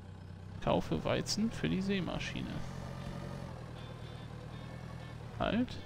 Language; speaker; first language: German; native; German